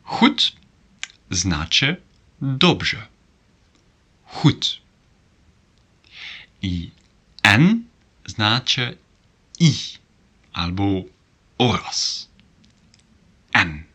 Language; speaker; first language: Polish; non-native, learner; Dutch